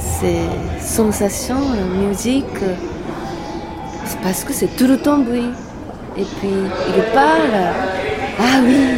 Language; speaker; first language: French; non-native, learner; Japanese